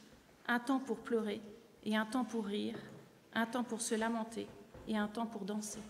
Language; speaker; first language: French; native; French